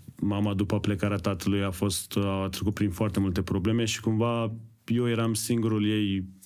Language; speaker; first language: Romanian; early bilingual, other home language; Persian